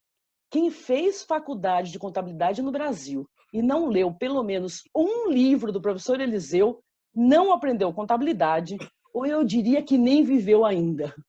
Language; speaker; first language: Portuguese; native; Portuguese